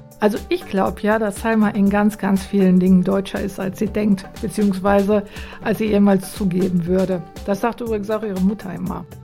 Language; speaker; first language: German; native; German